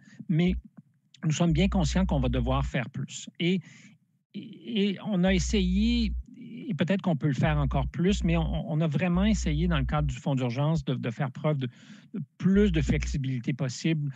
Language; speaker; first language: French; native; French